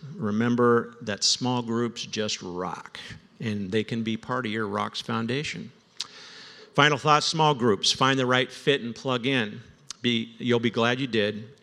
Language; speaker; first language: English; native; English